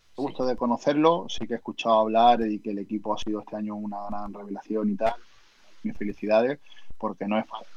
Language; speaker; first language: Spanish; native; Spanish